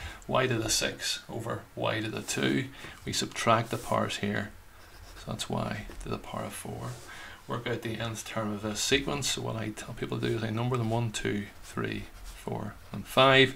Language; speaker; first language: English; native; English